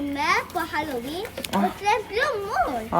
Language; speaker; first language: Swedish; early bilingual, other home language; Mongolian